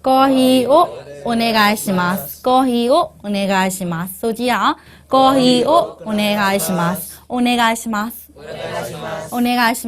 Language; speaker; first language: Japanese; non-native, fluent; Burmese